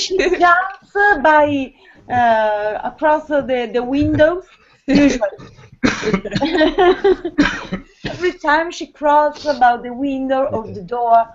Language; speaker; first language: English; non-native, learner; Italian